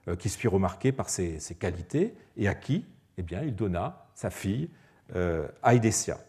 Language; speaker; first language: French; native; French